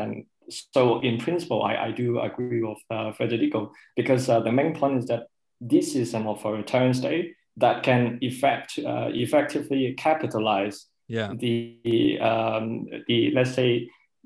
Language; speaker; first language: English; non-native, local second language; Cantonese